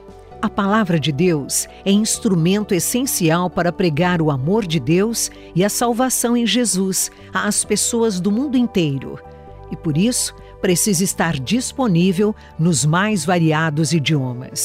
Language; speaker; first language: Portuguese; native; Portuguese